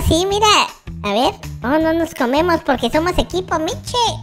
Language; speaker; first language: Spanish; native; Spanish